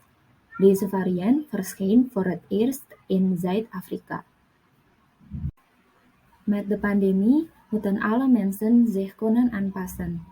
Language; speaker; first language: Dutch; non-native, learner; Indonesian